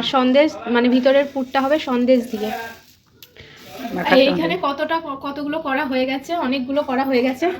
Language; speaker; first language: Bangla; native; Bangla